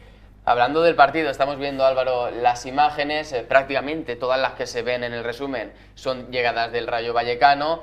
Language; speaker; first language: Spanish; native; Spanish